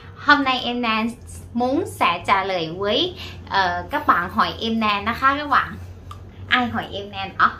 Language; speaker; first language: Vietnamese; non-native, learner; Thai